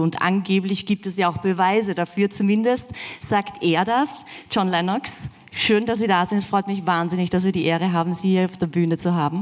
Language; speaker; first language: German; native; German